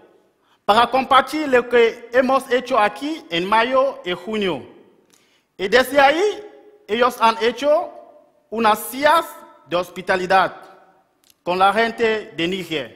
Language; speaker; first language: Spanish; non-native, local second language; French